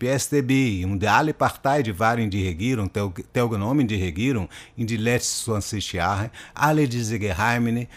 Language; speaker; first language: German; non-native, fluent; Portuguese